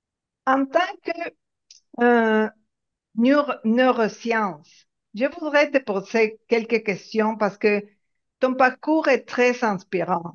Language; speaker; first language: French; non-native, fluent; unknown